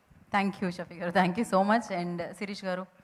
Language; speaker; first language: Telugu; native; Telugu